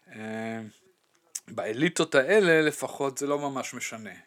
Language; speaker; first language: Hebrew; non-native, fluent; German